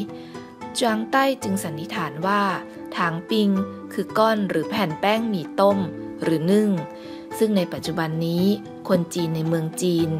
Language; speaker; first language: Thai; native; Thai